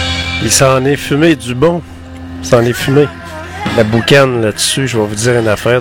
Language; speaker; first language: French; native; French